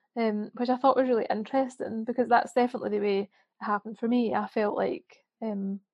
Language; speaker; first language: English; native; English